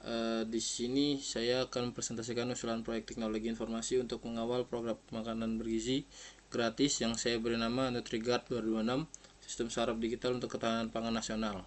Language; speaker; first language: Indonesian; native; Indonesian